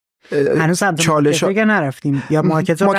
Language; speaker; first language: Persian; native; Persian